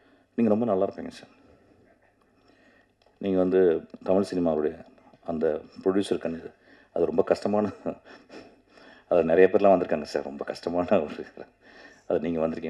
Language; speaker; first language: Tamil; native; Tamil